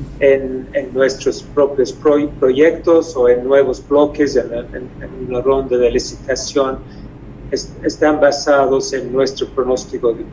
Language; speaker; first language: Spanish; non-native, fluent; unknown